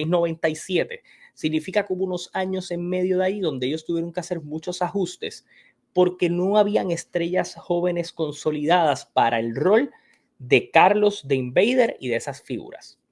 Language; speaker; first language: Spanish; native; Spanish